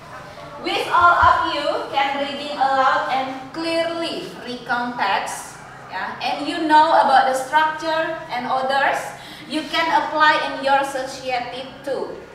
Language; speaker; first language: English; non-native, learner; Indonesian